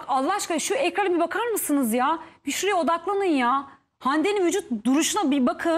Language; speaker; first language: Turkish; native; Turkish